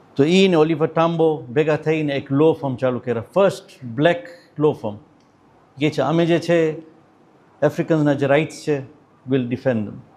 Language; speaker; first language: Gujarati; early bilingual, heritage; Gujarati